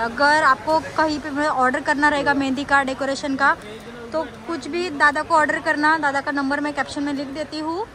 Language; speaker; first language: Hindi; non-native, local second language; Marathi